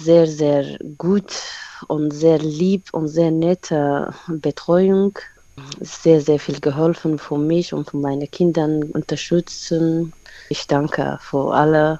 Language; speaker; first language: German; non-native, learner; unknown